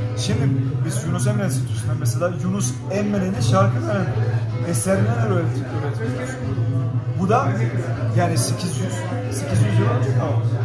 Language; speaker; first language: Turkish; early bilingual, heritage; German